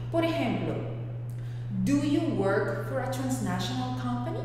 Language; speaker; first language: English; non-native, fluent; Spanish